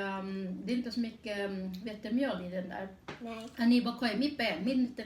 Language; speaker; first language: Swedish; non-native, fluent; Thai